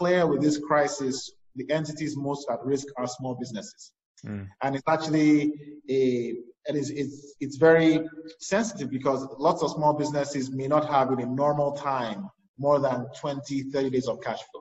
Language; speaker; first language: English; non-native, local second language; Yoruba